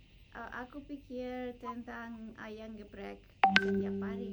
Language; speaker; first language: Indonesian; non-native, learner; English